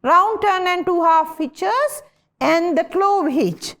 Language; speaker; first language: English; non-native, local second language; Sinhala